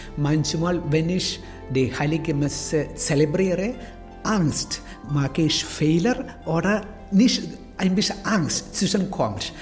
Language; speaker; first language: German; non-native, learner; Malayalam